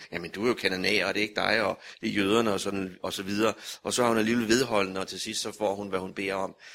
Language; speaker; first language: Danish; native; Danish